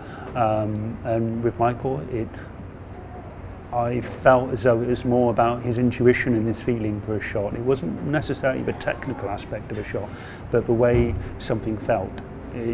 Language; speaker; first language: English; native; English